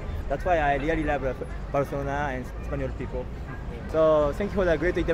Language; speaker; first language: English; non-native, learner; Japanese